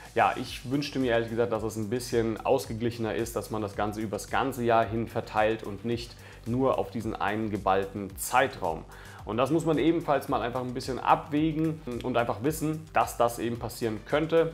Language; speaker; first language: German; native; German